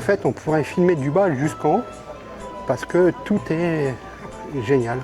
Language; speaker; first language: French; native; French